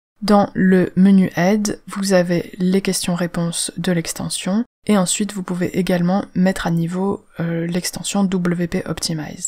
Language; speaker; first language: French; native; French